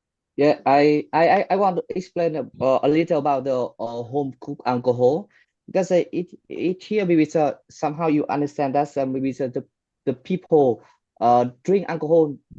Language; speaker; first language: English; non-native, fluent; Vietnamese